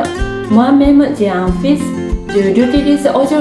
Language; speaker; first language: French; non-native, fluent; Japanese